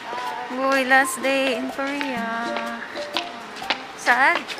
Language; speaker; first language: English; non-native, local second language; Filipino